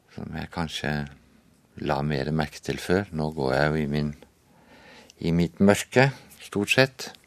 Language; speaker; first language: Norwegian; native; Norwegian